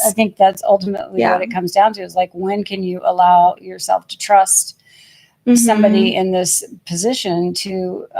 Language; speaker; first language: English; native; English